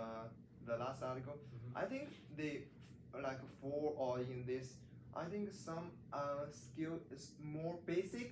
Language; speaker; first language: English; non-native, learner; Chinese